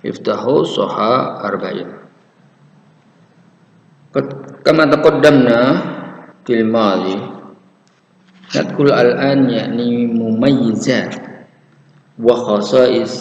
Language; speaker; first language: Arabic; non-native, fluent; Indonesian